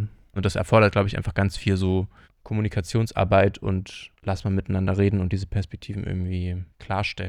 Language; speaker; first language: German; native; German